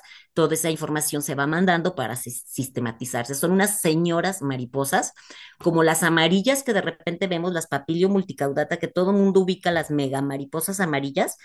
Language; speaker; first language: Spanish; native; Spanish